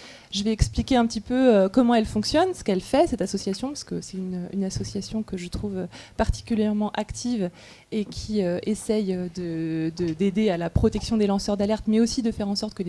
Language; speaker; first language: French; native; French